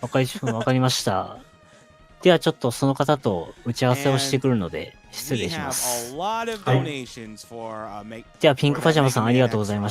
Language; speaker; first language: Japanese; native; Japanese